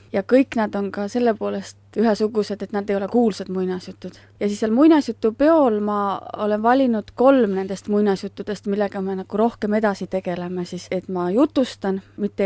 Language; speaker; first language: Estonian; native; Estonian